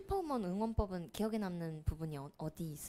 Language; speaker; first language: Korean; native; Korean